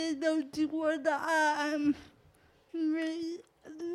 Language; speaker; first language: Spanish; non-native, learner; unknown